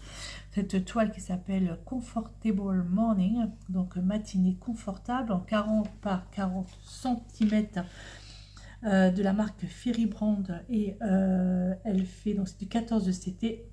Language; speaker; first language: French; native; French